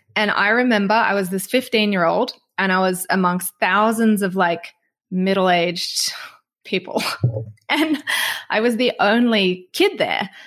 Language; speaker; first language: English; native; English